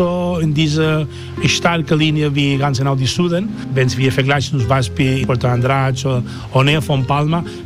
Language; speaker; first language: German; non-native, learner; Spanish